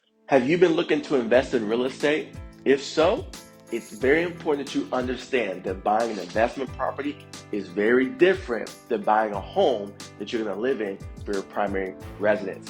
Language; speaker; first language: English; native; English